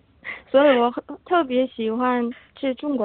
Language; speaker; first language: Chinese; non-native, learner; Korean